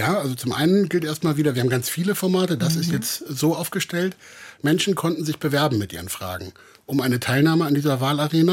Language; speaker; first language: German; native; German